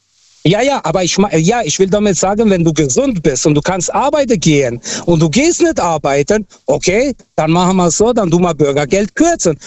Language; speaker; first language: German; non-native, fluent; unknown